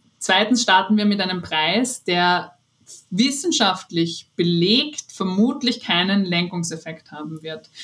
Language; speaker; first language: German; native; German